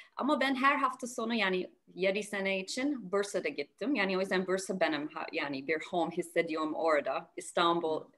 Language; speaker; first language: Turkish; non-native, learner; English